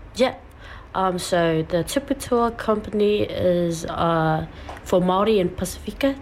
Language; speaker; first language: English; early bilingual, other home language; Samoan